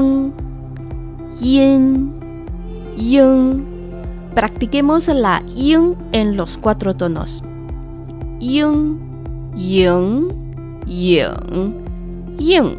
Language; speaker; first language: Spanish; non-native, fluent; Chinese